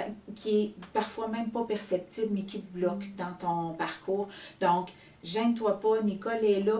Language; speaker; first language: French; native; French